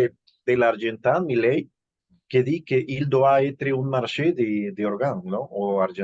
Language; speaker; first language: French; non-native, learner; Spanish